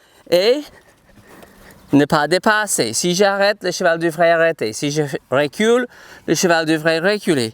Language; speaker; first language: French; non-native, fluent; English